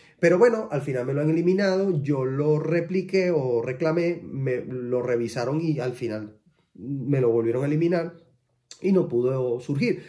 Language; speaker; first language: Spanish; native; Spanish